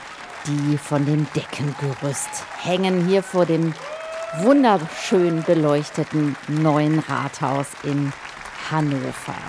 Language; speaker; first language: German; native; German